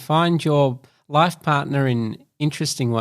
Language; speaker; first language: English; native; English